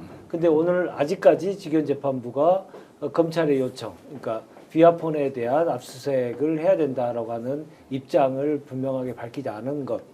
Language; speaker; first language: Korean; native; Korean